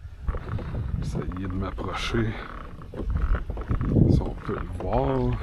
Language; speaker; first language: French; native; French